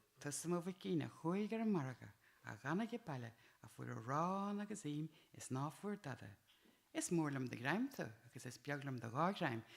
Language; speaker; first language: Irish; native; Irish